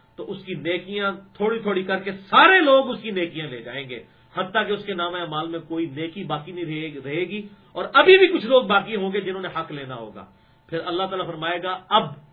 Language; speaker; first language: Urdu; non-native, local second language; Punjabi